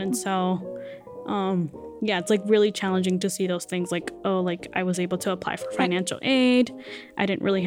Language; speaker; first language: English; early bilingual, other home language; Spanish